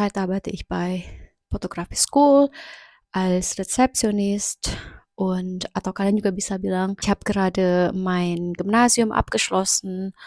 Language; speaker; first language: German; non-native, learner; Indonesian